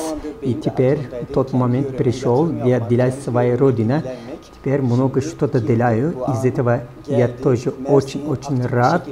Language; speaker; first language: Russian; non-native, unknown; Turkish